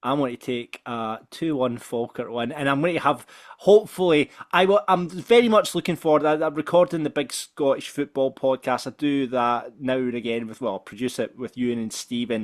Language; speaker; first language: English; native; English